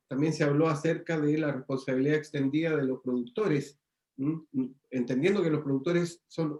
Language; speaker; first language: Spanish; native; Spanish